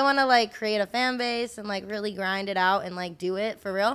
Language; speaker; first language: English; native; English